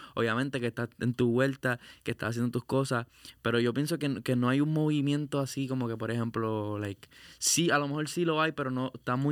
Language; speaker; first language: Spanish; early bilingual, heritage; Spanish